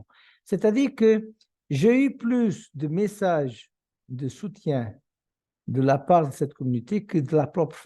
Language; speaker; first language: French; non-native, fluent; Portuguese